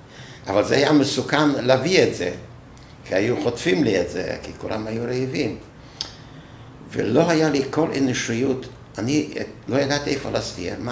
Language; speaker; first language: Hebrew; non-native, fluent; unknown